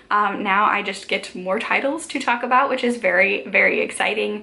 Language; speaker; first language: English; native; English